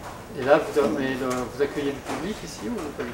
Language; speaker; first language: French; native; French